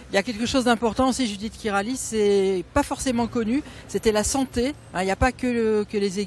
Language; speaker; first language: French; native; French